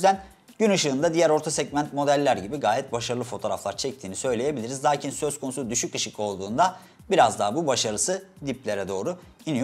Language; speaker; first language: Turkish; native; Turkish